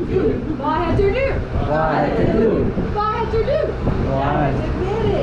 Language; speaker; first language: Norwegian; non-native, fluent; English